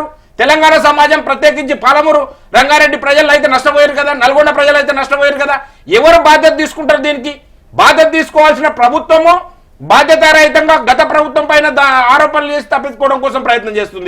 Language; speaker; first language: Telugu; native; Telugu